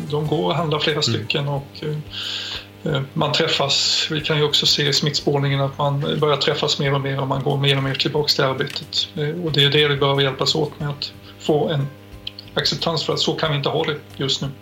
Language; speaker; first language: Swedish; native; Swedish